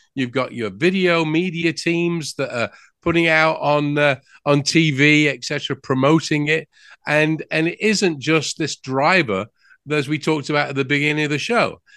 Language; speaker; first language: English; native; English